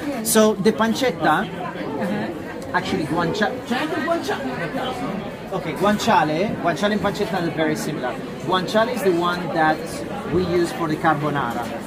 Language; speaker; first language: English; non-native, fluent; Italian